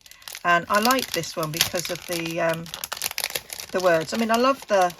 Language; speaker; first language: English; native; English